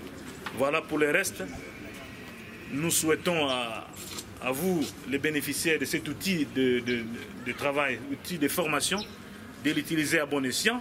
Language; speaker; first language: French; non-native, local second language; Kongo